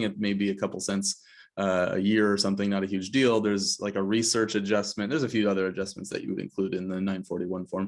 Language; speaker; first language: English; native; English